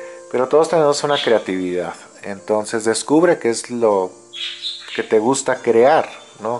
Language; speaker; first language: Spanish; native; Spanish